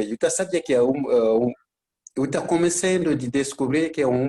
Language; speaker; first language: Portuguese; non-native, learner; Bambara